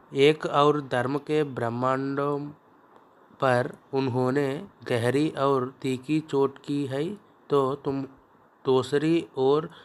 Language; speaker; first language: Hindi; non-native, local second language; Telugu